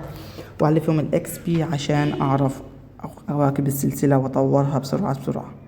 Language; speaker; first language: Arabic; native; Arabic